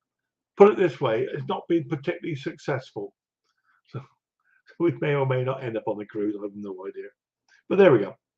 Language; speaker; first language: English; native; English